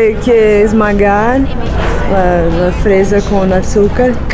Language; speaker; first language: Spanish; non-native, learner; Portuguese